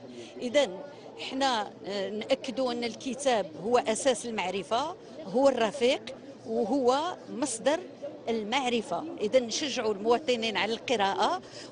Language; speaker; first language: Arabic; native; Arabic